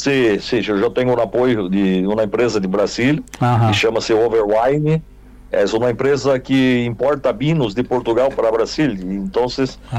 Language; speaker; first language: Spanish; non-native, learner; Portuguese